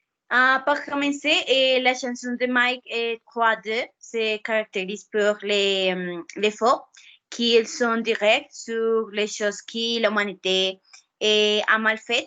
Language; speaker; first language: French; non-native, learner; Spanish